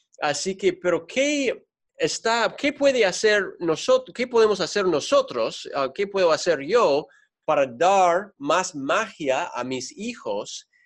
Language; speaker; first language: Spanish; non-native, fluent; English